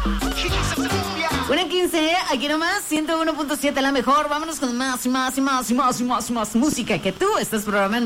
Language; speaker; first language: Spanish; native; Spanish